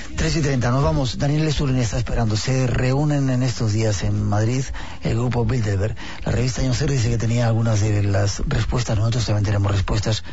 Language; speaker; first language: Spanish; native; Spanish